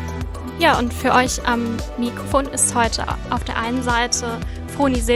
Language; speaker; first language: German; native; German